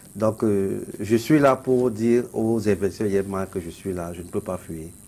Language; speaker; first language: French; non-native, local second language; Basaa